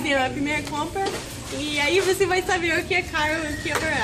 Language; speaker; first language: Portuguese; non-native, fluent; English